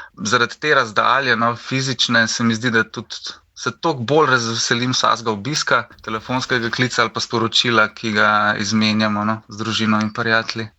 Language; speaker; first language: Slovenian; native; Slovenian